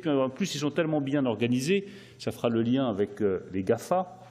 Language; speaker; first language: French; native; French